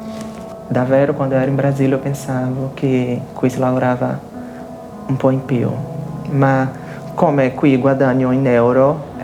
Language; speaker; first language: Italian; non-native, fluent; Portuguese